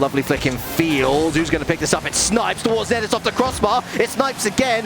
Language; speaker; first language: English; native; English